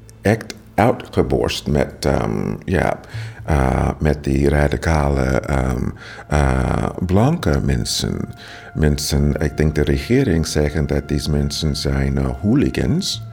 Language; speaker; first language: Dutch; non-native, learner; English